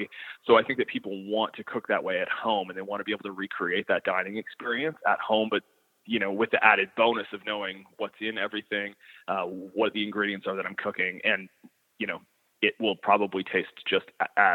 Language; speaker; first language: English; native; English